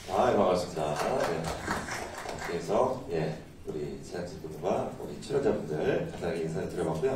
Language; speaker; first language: Korean; native; Korean